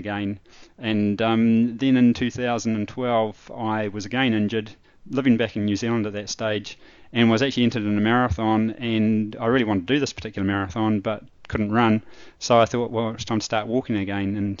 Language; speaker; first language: English; native; English